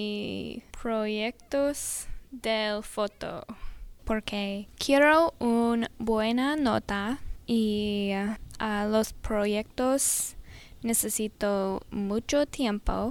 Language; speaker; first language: Spanish; non-native, learner; English